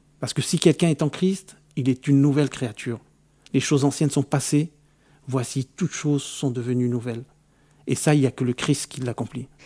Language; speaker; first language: French; early bilingual, other home language; Arabic